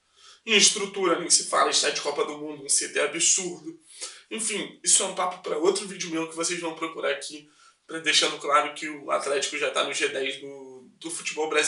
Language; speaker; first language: Portuguese; native; Portuguese